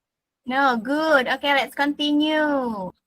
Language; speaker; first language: English; non-native, learner; Indonesian